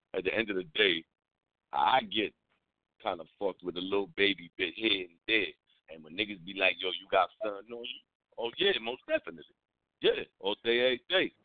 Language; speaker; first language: English; native; English